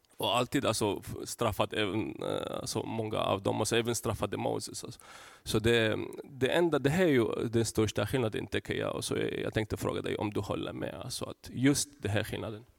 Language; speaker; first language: Swedish; non-native, fluent; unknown